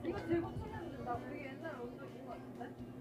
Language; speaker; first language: Korean; native; Korean